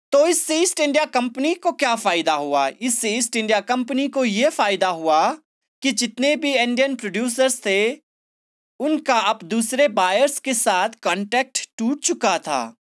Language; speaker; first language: Hindi; non-native, local second language; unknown